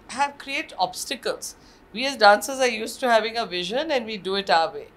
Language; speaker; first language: English; non-native, local second language; Marathi